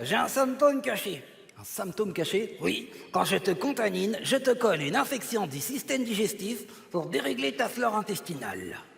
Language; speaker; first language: French; native; French